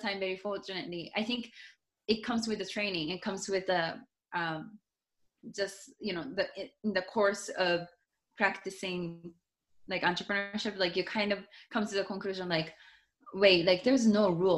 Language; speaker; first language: English; non-native, fluent; Japanese